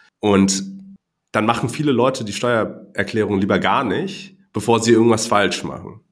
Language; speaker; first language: German; non-native, fluent; Cantonese